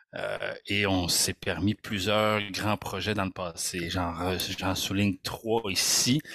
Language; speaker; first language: French; native; French